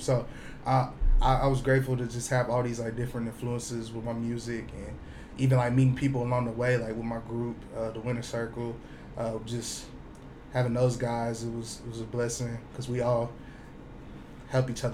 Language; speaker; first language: English; native; English